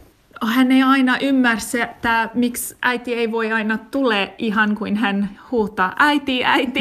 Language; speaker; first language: Finnish; non-native, learner; English